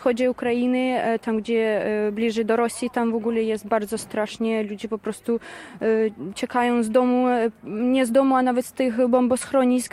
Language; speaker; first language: Polish; non-native, fluent; Ukrainian